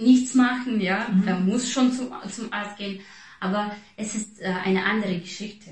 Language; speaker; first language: German; non-native, fluent; Russian